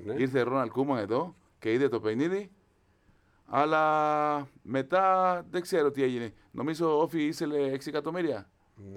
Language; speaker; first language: Greek; non-native, fluent; Spanish